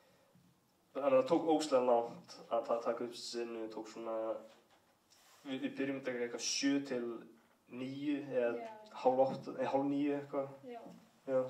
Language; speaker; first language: Icelandic; early bilingual, heritage; English